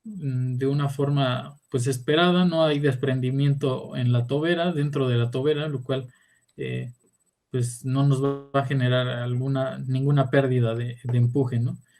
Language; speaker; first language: Spanish; native; Spanish